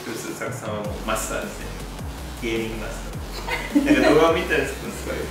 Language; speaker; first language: Japanese; non-native, fluent; English